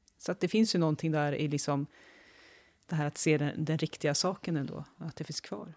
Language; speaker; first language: Swedish; native; Swedish